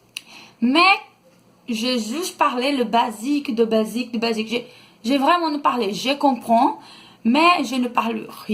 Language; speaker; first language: French; non-native, learner; Portuguese